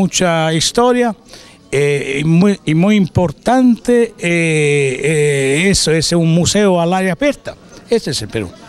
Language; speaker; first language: Spanish; non-native, learner; Italian